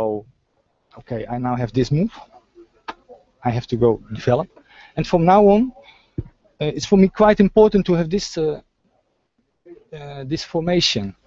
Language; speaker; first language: English; non-native, fluent; Dutch